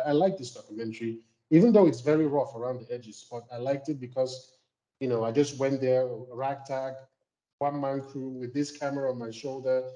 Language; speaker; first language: English; non-native, local second language; Igbo